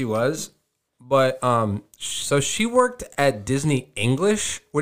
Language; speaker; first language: English; native; English